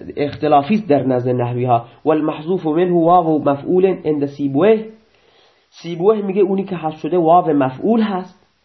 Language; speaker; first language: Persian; non-native, local second language; Baluchi